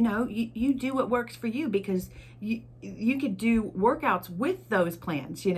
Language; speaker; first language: English; native; English